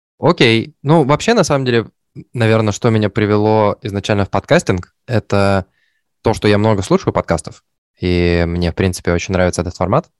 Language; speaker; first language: Russian; native; Russian